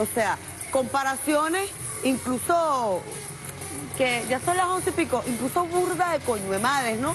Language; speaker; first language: Spanish; native; Spanish